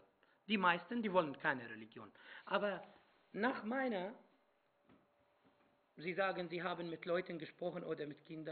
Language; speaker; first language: German; non-native, fluent; Arabic